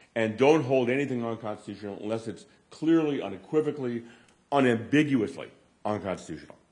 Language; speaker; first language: English; native; English